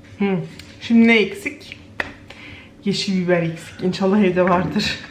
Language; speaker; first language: Turkish; early bilingual, heritage; Turkish